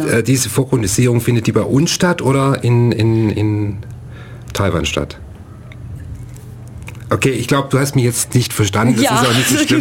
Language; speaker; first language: German; native; German